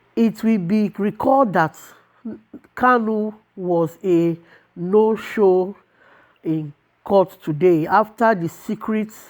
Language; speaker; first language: Nigerian Pidgin; non-native, local second language; Igbo